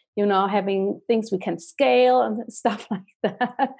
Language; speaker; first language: English; non-native, fluent; German